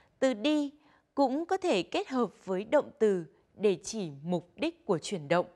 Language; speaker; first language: Vietnamese; native; Vietnamese